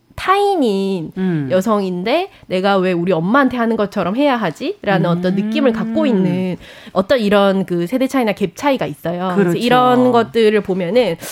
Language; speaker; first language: Korean; native; Korean